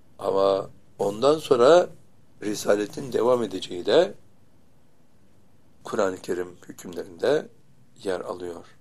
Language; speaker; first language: Turkish; native; Turkish